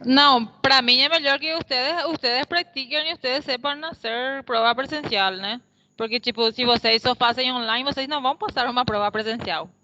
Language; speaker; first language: Portuguese; non-native, fluent; Spanish